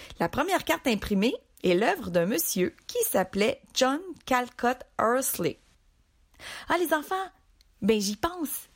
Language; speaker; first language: French; native; French